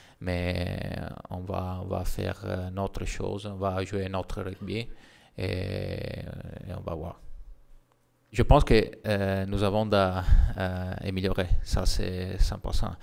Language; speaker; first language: French; non-native, learner; Italian